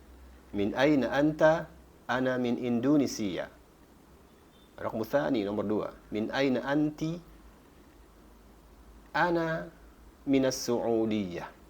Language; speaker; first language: Arabic; non-native, fluent; Indonesian